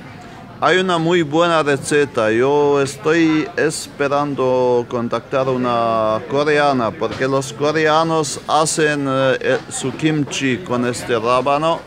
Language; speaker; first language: Spanish; non-native, fluent; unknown